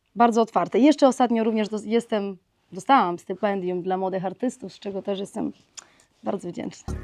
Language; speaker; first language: Polish; non-native, fluent; Ukrainian